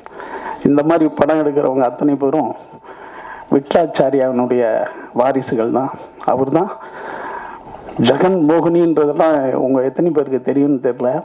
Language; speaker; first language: Tamil; native; Tamil